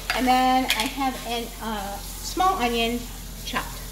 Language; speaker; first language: English; native; English